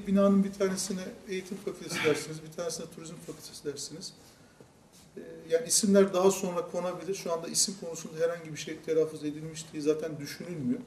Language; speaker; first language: Turkish; native; Turkish